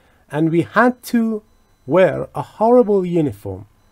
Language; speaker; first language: English; non-native, fluent; Persian